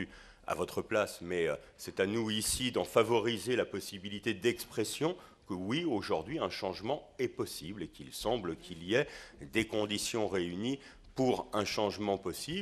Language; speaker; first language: French; native; French